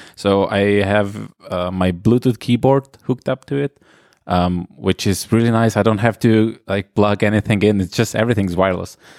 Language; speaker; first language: English; non-native, fluent; Slovenian